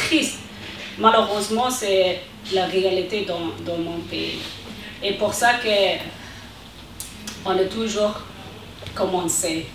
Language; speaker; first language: French; non-native, learner; Persian